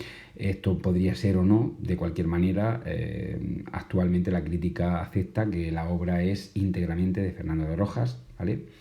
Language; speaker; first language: Spanish; native; Spanish